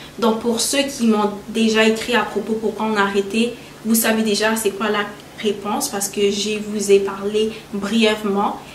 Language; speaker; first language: French; early bilingual, other home language; Haitian Creole